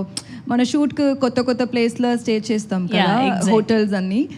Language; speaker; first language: Telugu; non-native, learner; Tamil